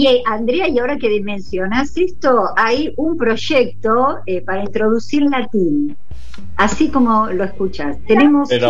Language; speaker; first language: Spanish; non-native, local second language; German